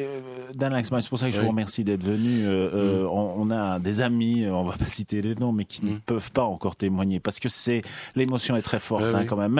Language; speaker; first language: French; native; French